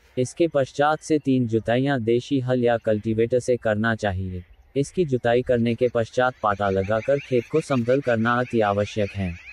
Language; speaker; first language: Hindi; native; Hindi